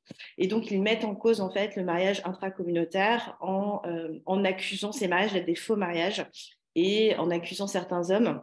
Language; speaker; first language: French; native; French